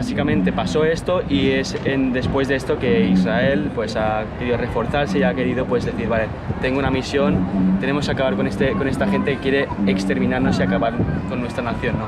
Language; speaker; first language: Spanish; native; Spanish